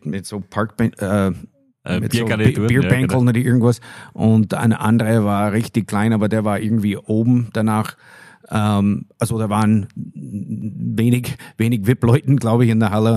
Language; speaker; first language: German; non-native, fluent; English